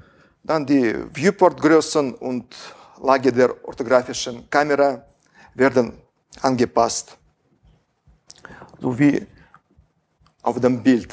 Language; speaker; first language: German; non-native, fluent; Russian